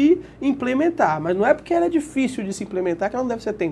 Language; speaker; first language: Portuguese; native; Portuguese